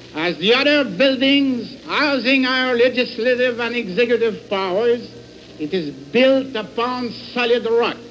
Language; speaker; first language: English; non-native, local second language; French